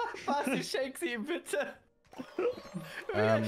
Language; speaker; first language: German; native; German